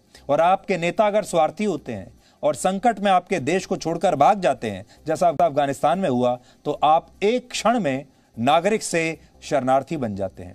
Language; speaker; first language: Hindi; native; Hindi